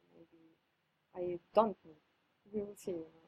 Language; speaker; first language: English; non-native, fluent; Serbian